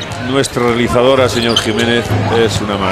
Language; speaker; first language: Spanish; native; Spanish